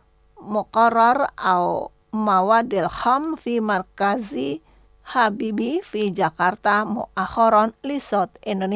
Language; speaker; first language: Arabic; non-native, fluent; Indonesian